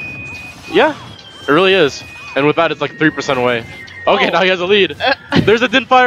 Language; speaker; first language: English; native; English